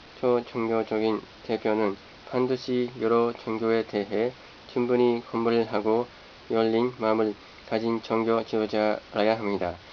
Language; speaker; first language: Korean; non-native, fluent; Japanese